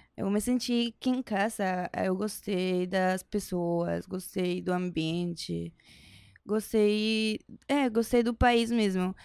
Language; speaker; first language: Portuguese; non-native, learner; Spanish